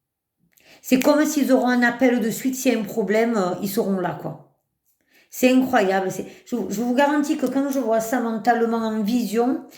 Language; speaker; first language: French; native; French